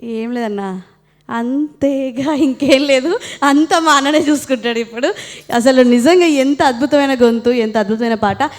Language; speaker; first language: Telugu; native; Telugu